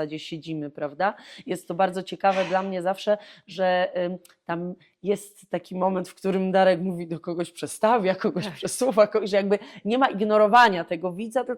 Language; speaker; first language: Polish; native; Polish